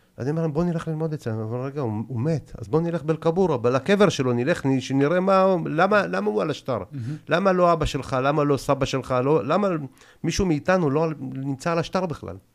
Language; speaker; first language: Hebrew; early bilingual, other home language; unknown